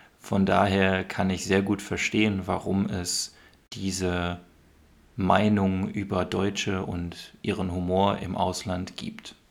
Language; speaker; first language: German; native; German